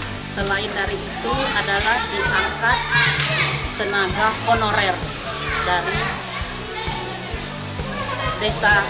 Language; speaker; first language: Indonesian; native; Indonesian